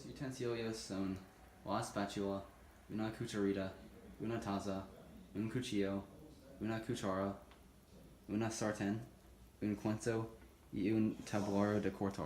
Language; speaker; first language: Spanish; non-native, learner; English